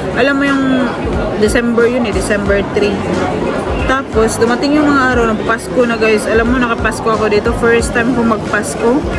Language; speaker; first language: Filipino; non-native, local second language; Cebuano